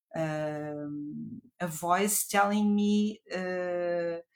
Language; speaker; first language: English; non-native, fluent; Portuguese